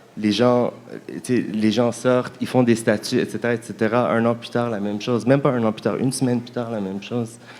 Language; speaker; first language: French; native; French